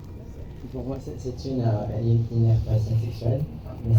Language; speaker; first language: French; non-native, learner; Spanish